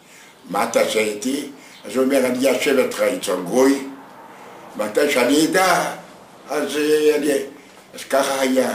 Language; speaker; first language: Hebrew; non-native, fluent; Yiddish